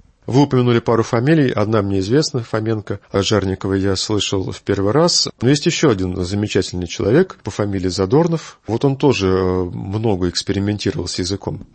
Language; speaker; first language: Russian; native; Russian